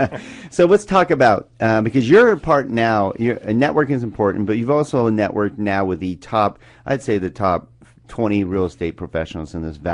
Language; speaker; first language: English; native; English